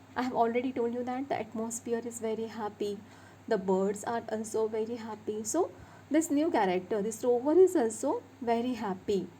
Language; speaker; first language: English; non-native, local second language; Marathi